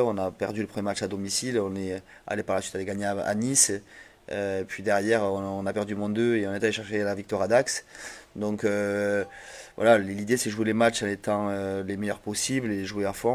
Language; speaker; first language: French; native; French